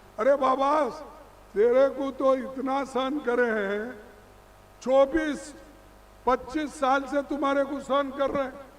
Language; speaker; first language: Hindi; non-native, local second language; Kannada